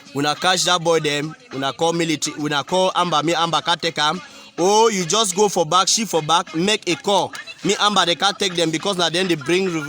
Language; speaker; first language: Nigerian Pidgin; native; Nigerian Pidgin